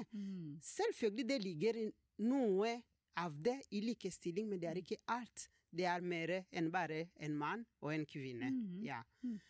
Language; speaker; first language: Norwegian; non-native, fluent; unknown